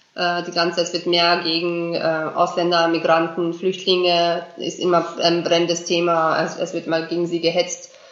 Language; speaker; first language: German; early bilingual, other home language; Bosnian